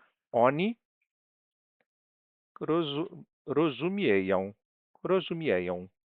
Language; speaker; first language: Polish; non-native, fluent; Portuguese